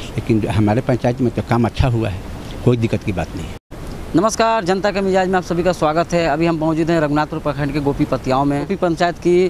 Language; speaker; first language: Hindi; native; Hindi